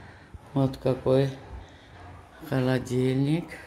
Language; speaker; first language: Russian; non-native, fluent; Georgian